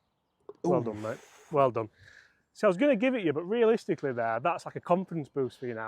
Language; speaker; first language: English; native; English